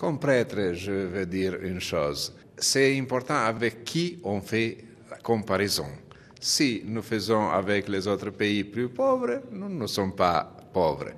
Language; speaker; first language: French; non-native, fluent; Romanian